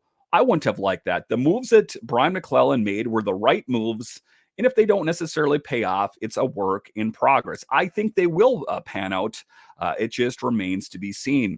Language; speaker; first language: English; native; English